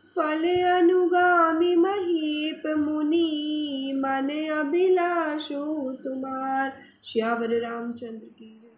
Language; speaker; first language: Hindi; native; Hindi